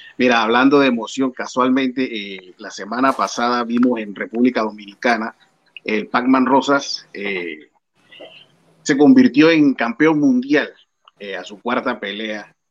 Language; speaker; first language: Spanish; native; Spanish